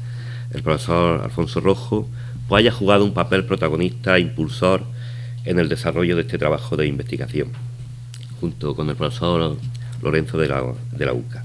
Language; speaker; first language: Spanish; native; Spanish